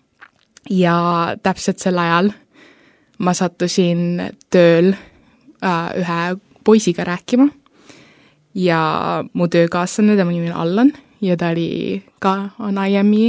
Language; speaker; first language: Estonian; early bilingual, heritage; Estonian